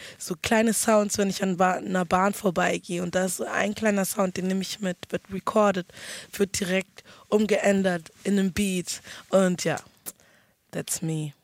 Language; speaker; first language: German; early bilingual, other home language; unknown